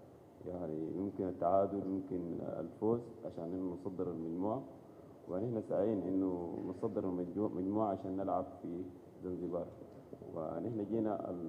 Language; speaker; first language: Arabic; native; Arabic